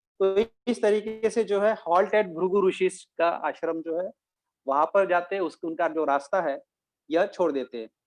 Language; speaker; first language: Hindi; non-native, local second language; Marathi